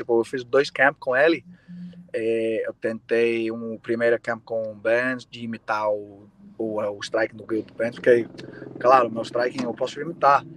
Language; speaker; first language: Portuguese; non-native, fluent; English